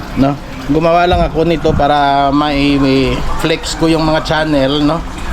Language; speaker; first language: Filipino; non-native, local second language; Hiligaynon